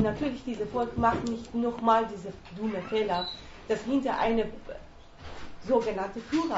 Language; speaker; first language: German; non-native, learner; Persian